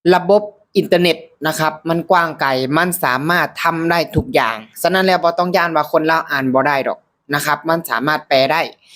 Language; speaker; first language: Thai; native; Thai